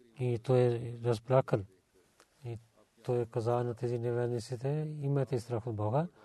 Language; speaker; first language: Bulgarian; non-native, learner; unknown